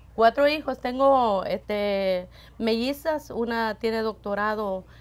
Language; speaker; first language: Spanish; native; Spanish